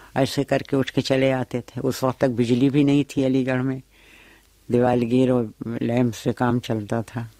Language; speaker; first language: Urdu; native; Urdu